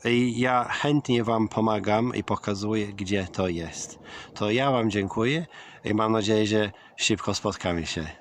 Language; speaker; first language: Polish; early bilingual, heritage; English